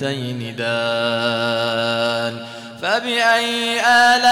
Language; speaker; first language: Arabic; native; Arabic